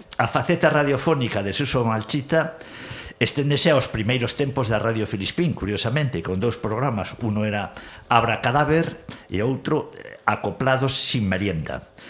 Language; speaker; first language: Galician; non-native, local second language; Spanish